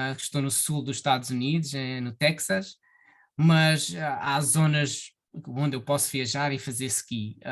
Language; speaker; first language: Portuguese; early bilingual, heritage; Portuguese